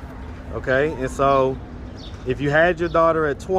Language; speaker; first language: English; native; English